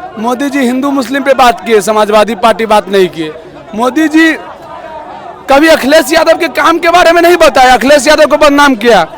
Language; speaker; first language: Hindi; native; Hindi